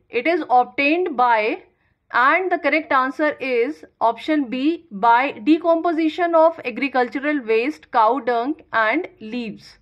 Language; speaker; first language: English; non-native, local second language; Hindi